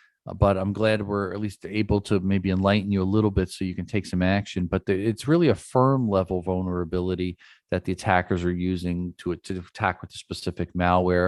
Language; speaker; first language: English; native; English